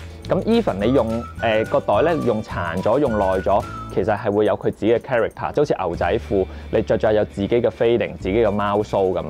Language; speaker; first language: Cantonese; native; Cantonese